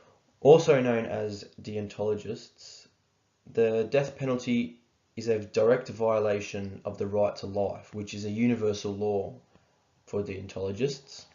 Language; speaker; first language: English; native; English